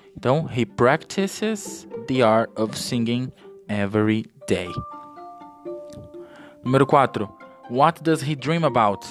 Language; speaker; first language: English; non-native, fluent; Portuguese